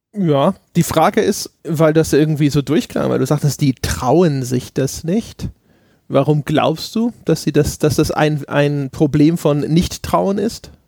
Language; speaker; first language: German; native; German